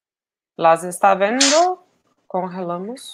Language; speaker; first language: Spanish; non-native, fluent; Portuguese